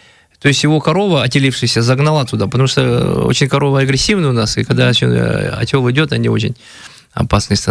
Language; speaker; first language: Russian; native; Russian